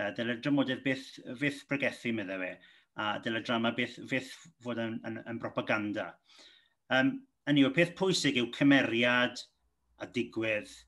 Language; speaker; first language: Welsh; native; Welsh